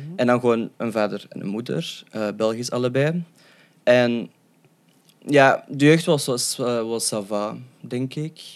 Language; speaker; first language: Dutch; early bilingual, other home language; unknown